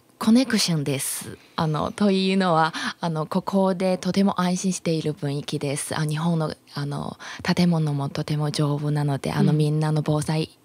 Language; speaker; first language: Japanese; non-native, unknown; Chinese